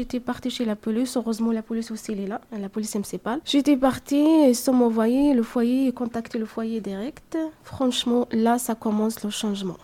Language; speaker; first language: French; non-native, learner; Arabic